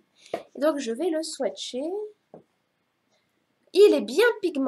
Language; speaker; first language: French; native; French